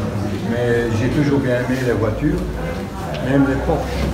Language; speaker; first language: French; non-native, local second language; Dutch